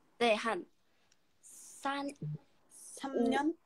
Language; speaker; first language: Korean; non-native, learner; Thai